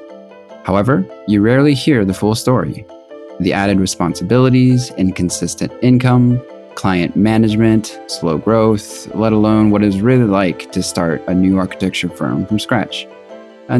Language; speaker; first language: English; native; English